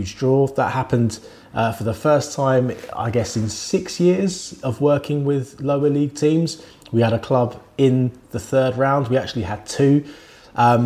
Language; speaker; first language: English; native; English